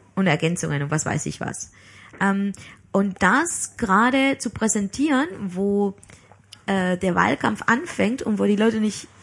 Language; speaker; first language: German; non-native, fluent; Spanish